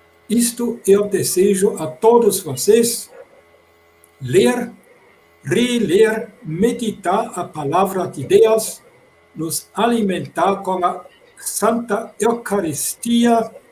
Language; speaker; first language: Portuguese; non-native, fluent; German